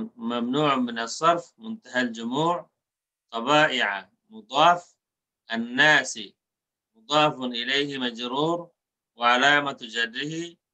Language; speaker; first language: Arabic; non-native, fluent; Bangla